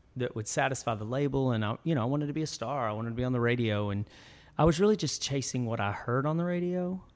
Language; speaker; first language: English; native; English